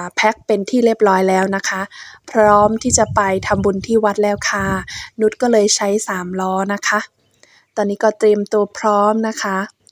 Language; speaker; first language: Thai; non-native, local second language; Shan